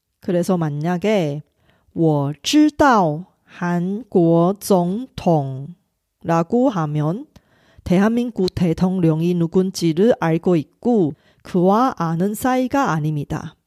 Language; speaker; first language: Korean; non-native, fluent; Chinese